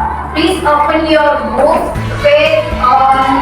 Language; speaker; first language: English; non-native, learner; Indonesian